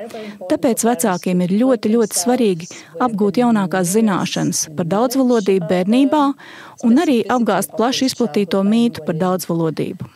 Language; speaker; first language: Latvian; native; Latvian